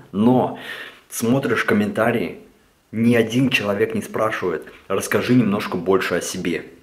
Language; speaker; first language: Russian; early bilingual, heritage; Russian